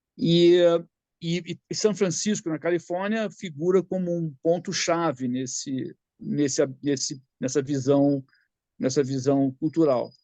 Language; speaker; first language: Portuguese; native; Portuguese